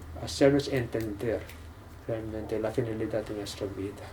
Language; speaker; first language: Spanish; non-native, learner; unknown